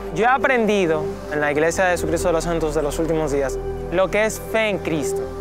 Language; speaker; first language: Spanish; native; Spanish